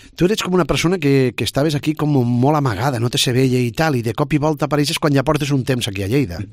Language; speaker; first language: Catalan; native; Catalan